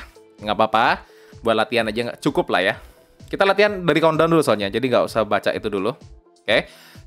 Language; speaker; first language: Indonesian; native; Indonesian